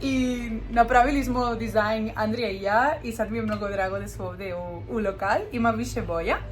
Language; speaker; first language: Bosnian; non-native, learner; Spanish